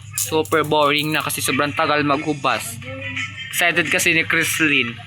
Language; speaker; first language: Filipino; non-native, local second language; Cebuano